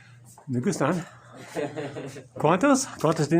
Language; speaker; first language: Spanish; non-native, learner; English